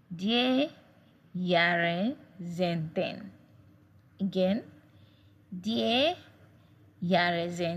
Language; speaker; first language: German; non-native, learner; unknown